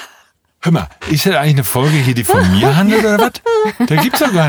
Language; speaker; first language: German; native; German